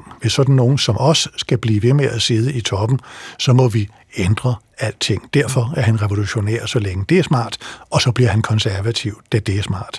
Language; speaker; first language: Danish; native; Danish